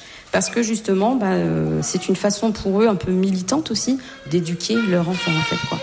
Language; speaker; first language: French; native; French